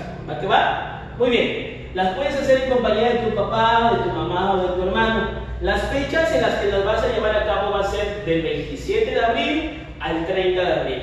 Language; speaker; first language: Spanish; native; Spanish